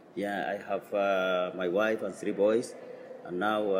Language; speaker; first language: English; non-native, learner; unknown